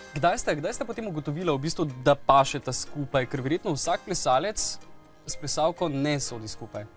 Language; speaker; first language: Slovenian; native; Slovenian